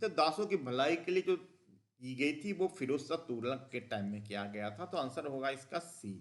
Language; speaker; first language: Hindi; native; Hindi